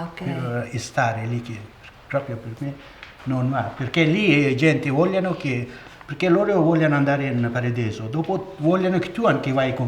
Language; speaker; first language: Italian; non-native, learner; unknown